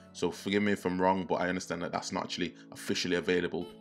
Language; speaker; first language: English; native; English